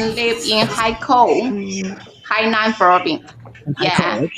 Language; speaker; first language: English; non-native, learner; Chinese